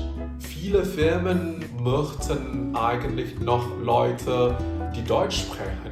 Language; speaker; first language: German; non-native, fluent; Indonesian